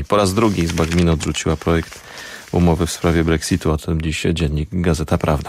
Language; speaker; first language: Polish; native; Polish